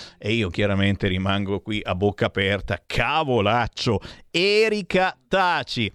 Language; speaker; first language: Italian; native; Italian